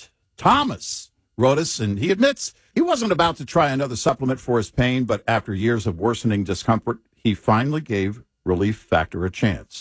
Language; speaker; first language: English; native; English